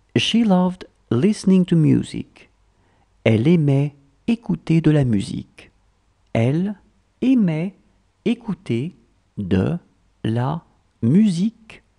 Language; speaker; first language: French; native; French